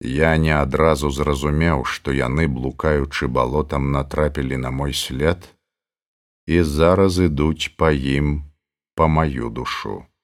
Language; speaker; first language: Belarusian; native; Belarusian